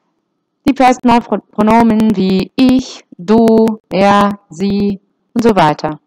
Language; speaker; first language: German; non-native, fluent; Arabic